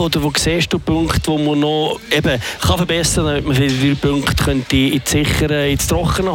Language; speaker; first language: German; native; German